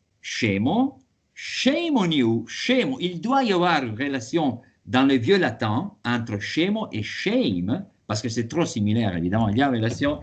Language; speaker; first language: French; non-native, fluent; Italian